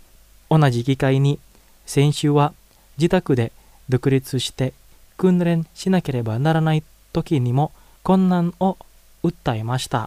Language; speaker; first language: Japanese; non-native, fluent; Indonesian